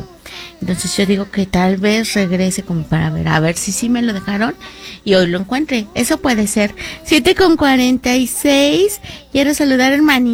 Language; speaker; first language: Spanish; native; Spanish